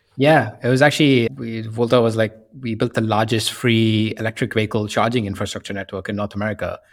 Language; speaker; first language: English; non-native, local second language; Tamil